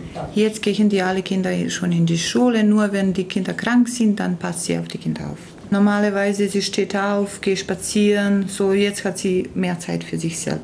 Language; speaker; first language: German; non-native, fluent; Croatian